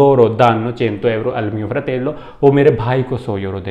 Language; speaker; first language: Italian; non-native, fluent; Urdu